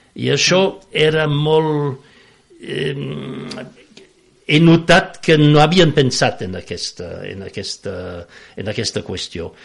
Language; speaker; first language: Catalan; non-native, fluent; French